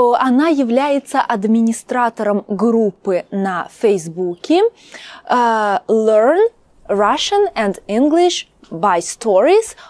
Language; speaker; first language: Russian; native; Russian